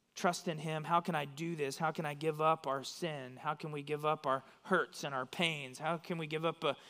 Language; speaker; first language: English; native; English